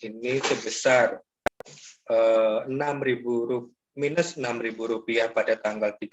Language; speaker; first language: Indonesian; native; Indonesian